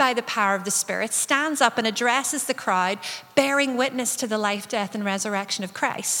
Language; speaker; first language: English; native; English